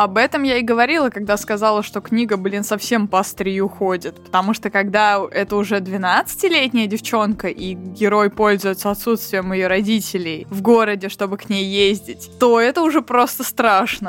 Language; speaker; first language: Russian; native; Russian